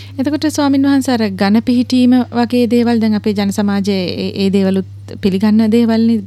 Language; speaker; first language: Sinhala; native; Sinhala